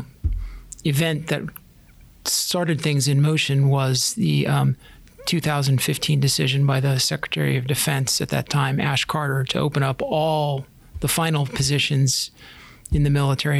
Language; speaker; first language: English; native; English